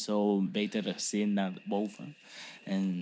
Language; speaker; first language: Dutch; non-native, learner; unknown